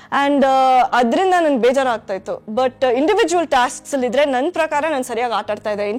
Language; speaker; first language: Kannada; non-native, fluent; English